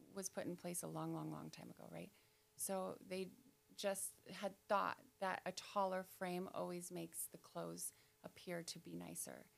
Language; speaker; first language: English; native; English